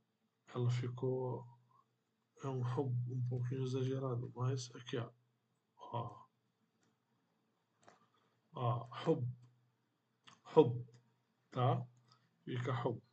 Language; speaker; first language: Portuguese; non-native, fluent; Arabic